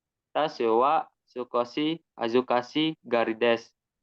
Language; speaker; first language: Japanese; non-native, learner; Indonesian